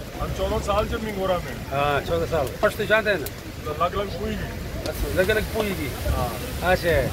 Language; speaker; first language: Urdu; non-native, local second language; Pashto